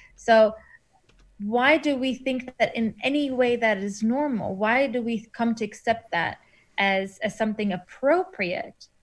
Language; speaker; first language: English; non-native, fluent; German